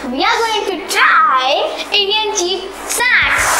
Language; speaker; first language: English; non-native, local second language; Hindi